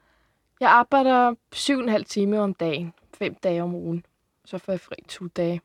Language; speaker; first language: Danish; early bilingual, heritage; Icelandic